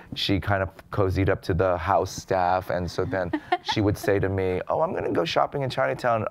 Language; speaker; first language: English; native; English